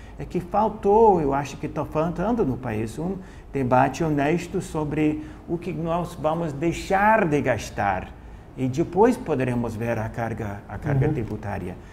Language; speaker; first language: Portuguese; non-native, fluent; English